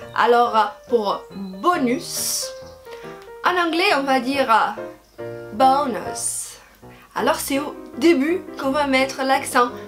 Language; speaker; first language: French; non-native, fluent; Portuguese